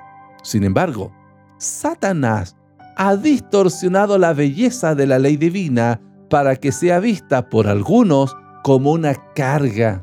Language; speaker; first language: Spanish; native; Spanish